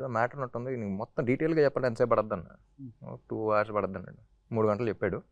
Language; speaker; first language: Telugu; native; Telugu